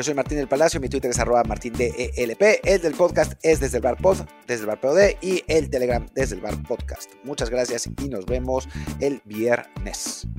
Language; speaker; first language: Spanish; native; Spanish